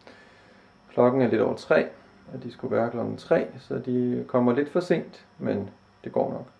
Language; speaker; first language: Danish; native; Danish